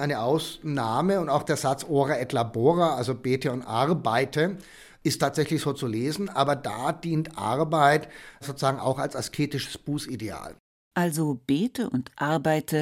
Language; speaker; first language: German; native; German